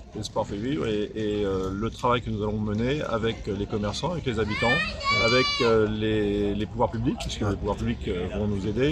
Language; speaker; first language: French; native; French